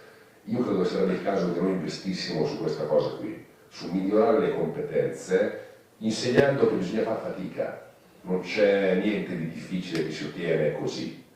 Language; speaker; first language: Italian; native; Italian